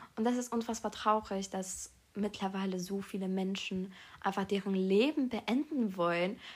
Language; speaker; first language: German; early bilingual, other home language; Polish